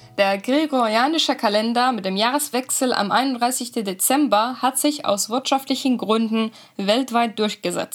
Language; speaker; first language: German; native; German